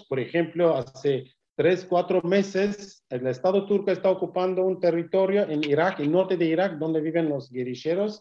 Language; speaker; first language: Spanish; non-native, learner; Kurdish